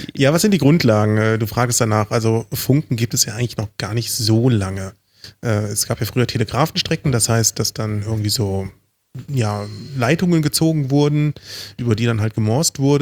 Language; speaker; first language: German; native; German